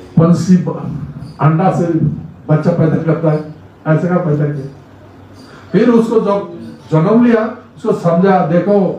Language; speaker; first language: Hindi; non-native, local second language; Rangpuri